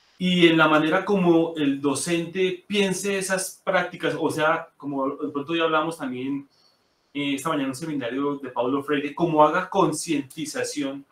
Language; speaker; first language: Spanish; native; Spanish